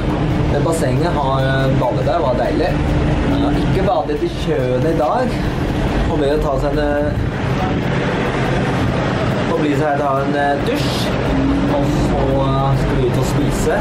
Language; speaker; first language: Norwegian; native; Norwegian